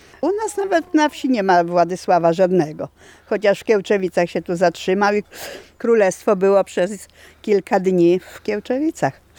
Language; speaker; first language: Polish; native; Polish